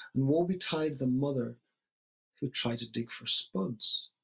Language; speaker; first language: English; native; English